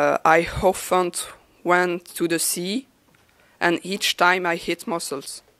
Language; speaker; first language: English; non-native, learner; French